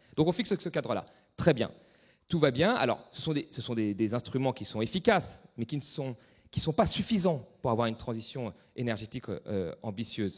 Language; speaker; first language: French; native; French